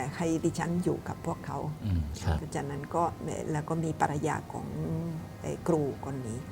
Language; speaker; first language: Thai; non-native, fluent; Spanish